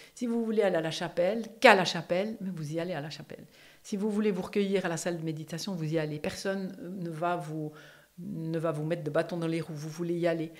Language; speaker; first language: French; native; French